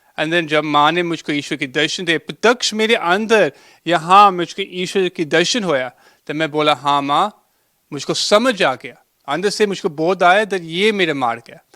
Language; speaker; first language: Hindi; early bilingual, heritage; Hindi